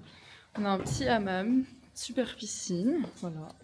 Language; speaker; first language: French; native; French